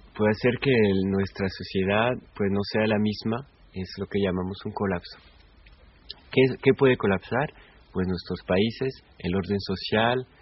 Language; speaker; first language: Spanish; non-native, fluent; French